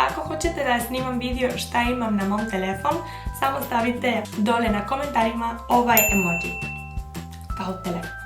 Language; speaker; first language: Bosnian; early bilingual, heritage; Bosnian